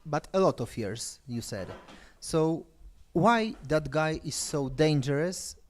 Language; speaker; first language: English; non-native, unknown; Polish